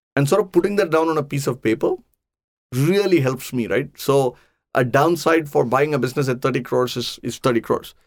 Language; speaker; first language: English; non-native, local second language; Tamil